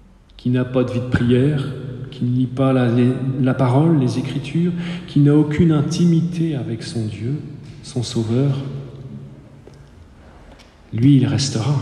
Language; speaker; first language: French; native; French